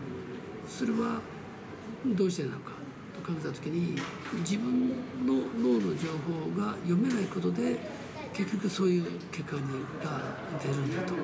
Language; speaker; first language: Japanese; early bilingual, other home language; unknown